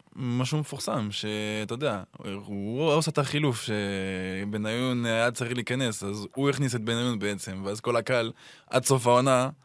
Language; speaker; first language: Hebrew; non-native, fluent; French